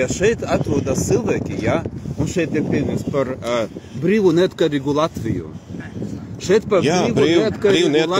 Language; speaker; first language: Latvian; non-native, local second language; Russian